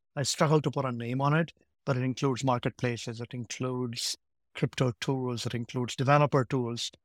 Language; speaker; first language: English; non-native, local second language; Gujarati